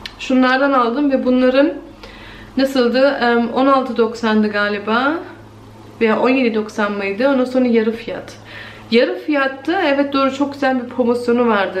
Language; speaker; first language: Turkish; early bilingual, heritage; Turkish